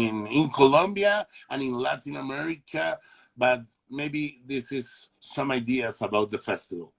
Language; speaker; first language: English; non-native, learner; Spanish